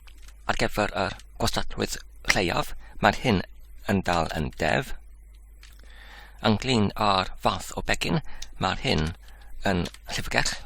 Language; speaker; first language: Welsh; non-native, learner; English